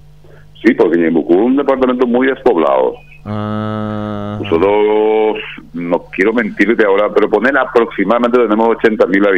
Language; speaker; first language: Spanish; native; Spanish